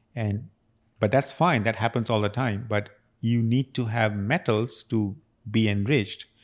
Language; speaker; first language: English; non-native, local second language; Bangla